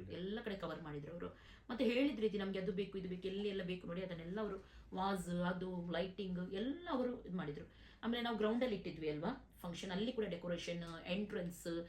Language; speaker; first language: Kannada; non-native, local second language; Konkani